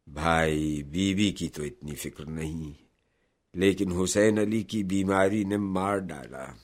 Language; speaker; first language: Urdu; native; Urdu